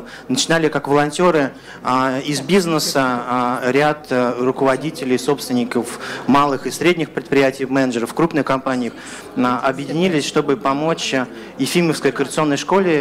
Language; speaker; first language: Russian; native; Russian